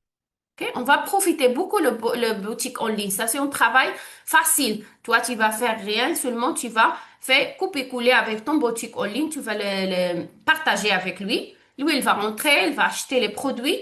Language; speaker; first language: French; non-native, learner; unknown